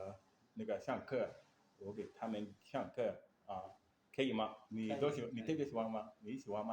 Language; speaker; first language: Chinese; non-native, learner; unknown